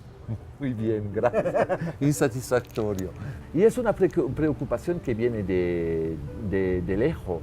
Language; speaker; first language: Spanish; non-native, learner; French